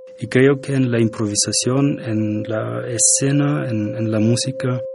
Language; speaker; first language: Spanish; non-native, fluent; German